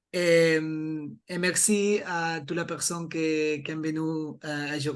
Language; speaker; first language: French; non-native, fluent; Catalan